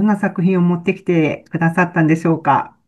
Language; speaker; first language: Japanese; native; Japanese